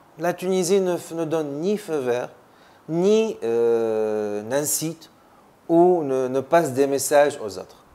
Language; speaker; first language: French; non-native, local second language; Arabic